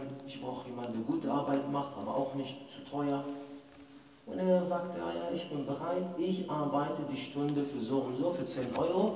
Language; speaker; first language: German; non-native, fluent; Arabic